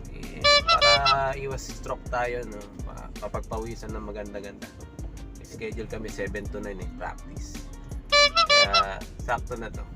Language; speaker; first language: Filipino; native; Filipino